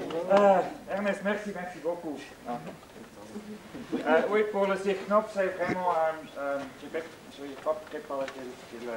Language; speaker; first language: French; non-native, local second language; German